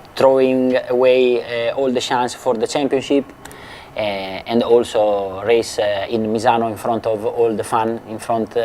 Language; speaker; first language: English; non-native, fluent; Italian